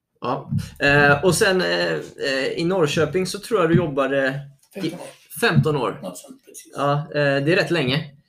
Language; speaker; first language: Swedish; native; Swedish